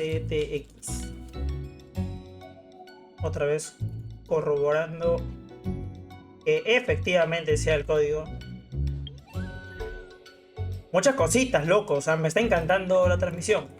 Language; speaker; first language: Spanish; native; Spanish